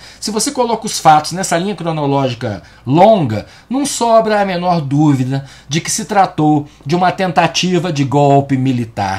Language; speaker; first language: Portuguese; native; Portuguese